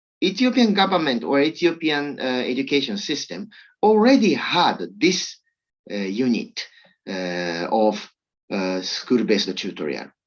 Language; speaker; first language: English; non-native, learner; Japanese